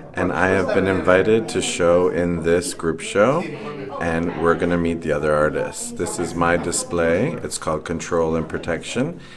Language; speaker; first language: English; native; English